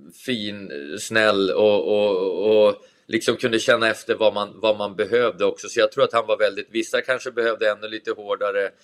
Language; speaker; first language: Swedish; native; Swedish